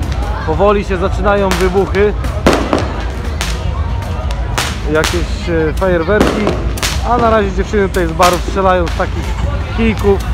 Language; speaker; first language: Polish; native; Polish